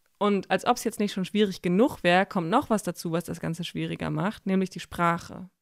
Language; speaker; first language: German; native; German